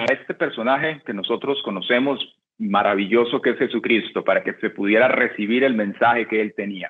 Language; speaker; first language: Spanish; native; Spanish